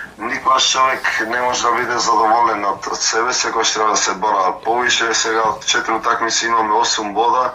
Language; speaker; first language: Macedonian; non-native, local second language; Albanian